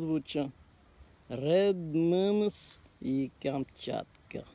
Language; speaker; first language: Russian; non-native, learner; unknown